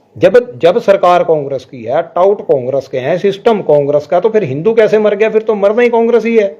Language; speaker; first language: Hindi; non-native, local second language; Punjabi